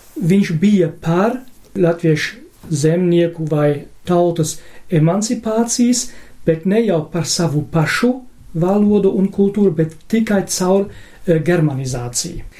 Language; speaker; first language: Latvian; non-native, fluent; German